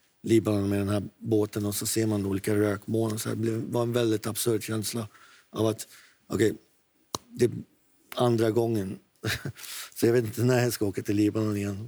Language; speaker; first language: Swedish; non-native, fluent; Arabic